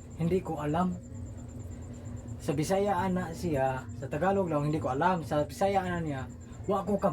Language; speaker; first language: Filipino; non-native, local second language; Cebuano